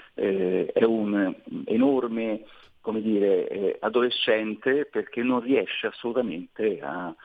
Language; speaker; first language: Italian; native; Italian